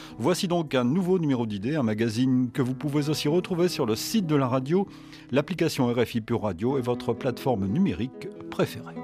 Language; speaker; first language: French; native; French